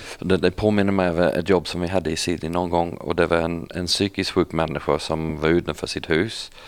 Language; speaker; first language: Swedish; non-native, fluent; English